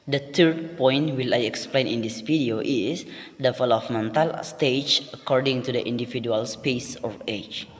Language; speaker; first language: English; non-native, learner; Indonesian